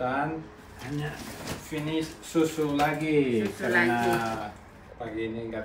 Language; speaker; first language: Indonesian; non-native, learner; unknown